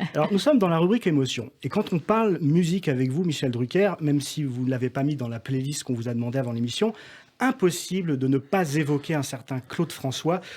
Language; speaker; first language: French; native; French